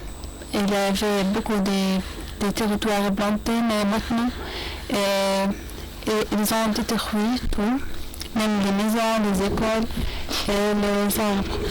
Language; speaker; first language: French; non-native, learner; Arabic